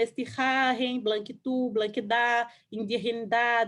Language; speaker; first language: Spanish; non-native, learner; Portuguese